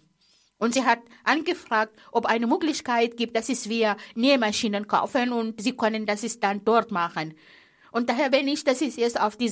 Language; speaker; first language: German; non-native, fluent; Arabic